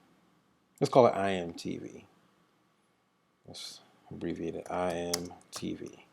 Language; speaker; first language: English; native; English